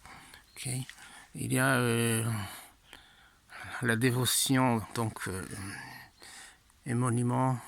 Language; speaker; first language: French; non-native, fluent; Italian